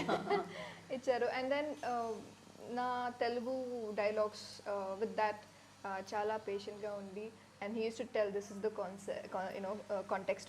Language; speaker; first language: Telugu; non-native, learner; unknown